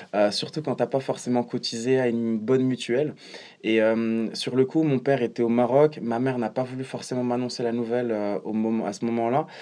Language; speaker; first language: French; non-native, local second language; Arabic